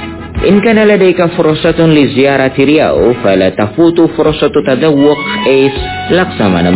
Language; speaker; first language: Arabic; non-native, fluent; Indonesian